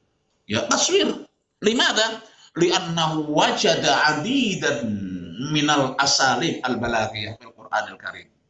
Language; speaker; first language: Arabic; non-native, fluent; Indonesian